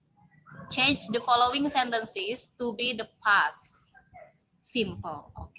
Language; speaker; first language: English; non-native, learner; Indonesian